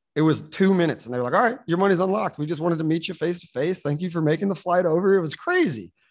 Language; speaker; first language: English; native; English